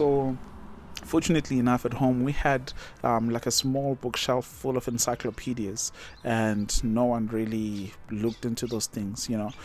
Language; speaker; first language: English; non-native, local second language; Zulu